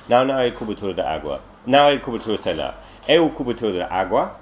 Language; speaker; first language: Portuguese; non-native, learner; English